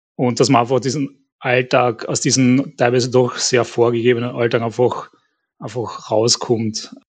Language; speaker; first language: German; native; German